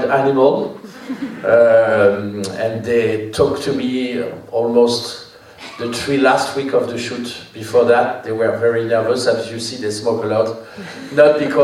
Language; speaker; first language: English; non-native, fluent; French